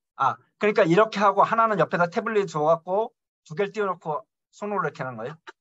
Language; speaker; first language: Korean; native; Korean